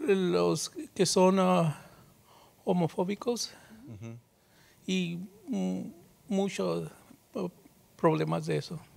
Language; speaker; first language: Spanish; early bilingual, heritage; Spanish